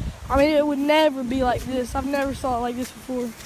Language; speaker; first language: English; native; English